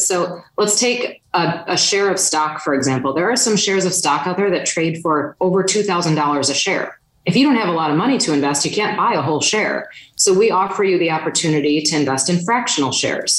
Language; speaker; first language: English; native; English